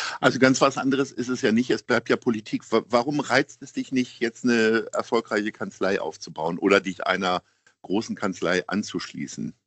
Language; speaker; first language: German; native; German